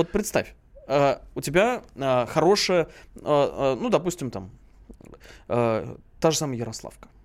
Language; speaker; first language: Russian; native; Russian